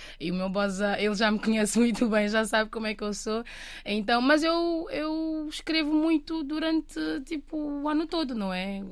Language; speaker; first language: Portuguese; non-native, local second language; Kabuverdianu